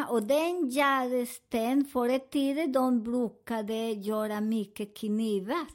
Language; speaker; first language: Swedish; non-native, learner; Spanish